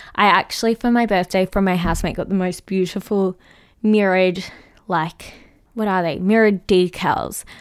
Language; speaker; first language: English; native; English